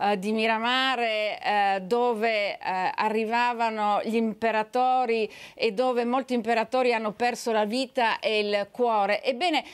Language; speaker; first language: Italian; native; Italian